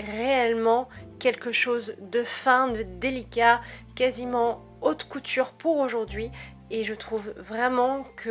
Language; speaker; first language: French; native; French